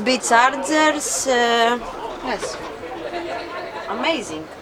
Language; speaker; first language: English; non-native, learner; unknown